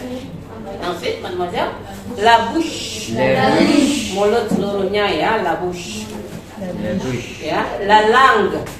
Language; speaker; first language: French; non-native, fluent; Indonesian